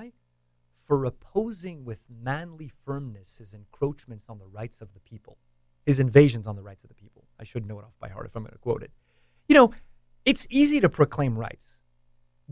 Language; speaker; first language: English; native; English